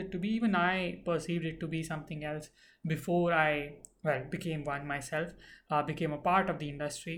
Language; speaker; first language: English; non-native, local second language; Hindi